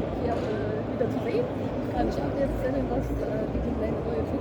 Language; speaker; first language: German; non-native, learner; Russian